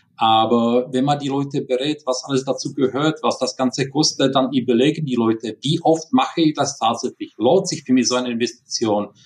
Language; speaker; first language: German; non-native, fluent; Czech